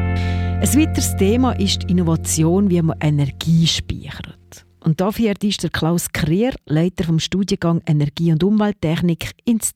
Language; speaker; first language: German; native; German